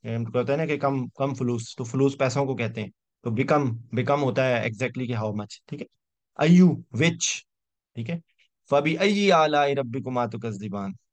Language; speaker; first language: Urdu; native; Urdu